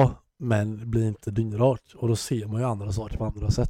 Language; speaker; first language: Swedish; native; Swedish